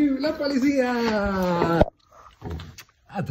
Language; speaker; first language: Spanish; native; Spanish